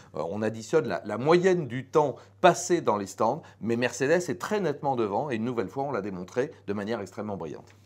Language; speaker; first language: French; native; French